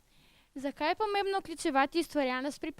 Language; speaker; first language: Slovenian; native; Slovenian